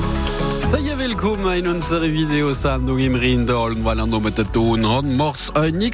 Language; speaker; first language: German; native; German